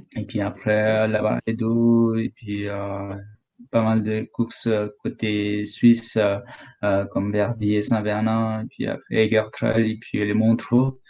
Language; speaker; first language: French; non-native, fluent; Sherpa